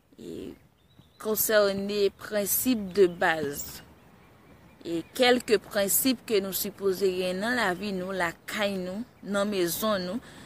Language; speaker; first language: Haitian Creole; early bilingual, heritage; Haitian Creole